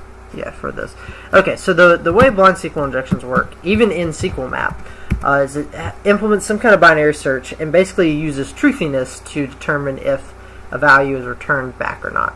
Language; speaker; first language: English; native; English